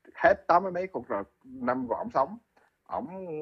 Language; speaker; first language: Vietnamese; early bilingual, heritage; Vietnamese